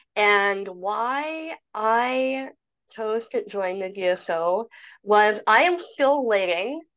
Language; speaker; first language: English; native; English